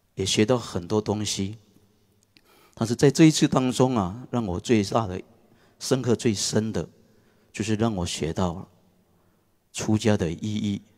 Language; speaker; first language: Chinese; non-native, fluent; Indonesian